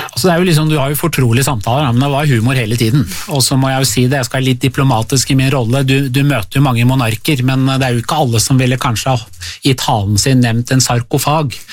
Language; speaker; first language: Norwegian; early bilingual, other home language; Persian